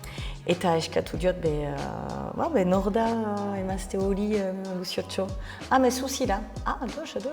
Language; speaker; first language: Basque; non-native, fluent; French